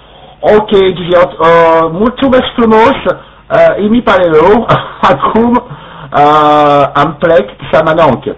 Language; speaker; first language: Romanian; non-native, learner; French